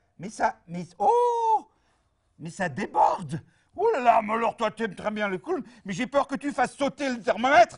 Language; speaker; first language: French; native; French